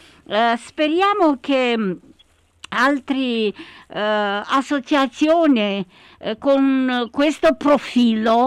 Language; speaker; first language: Italian; non-native, learner; Romanian